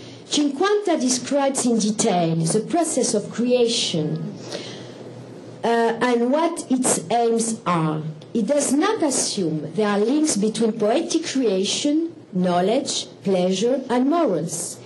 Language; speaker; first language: English; non-native, fluent; French